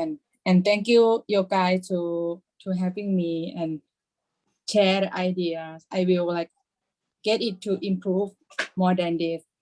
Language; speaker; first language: English; non-native, learner; Thai